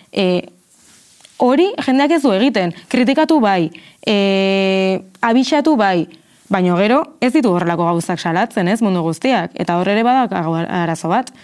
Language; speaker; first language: Basque; native; Basque